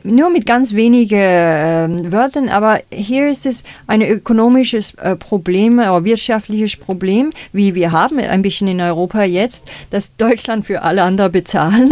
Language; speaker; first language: German; non-native, fluent; Danish